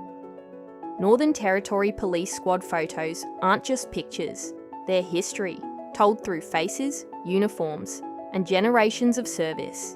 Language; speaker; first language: English; native; English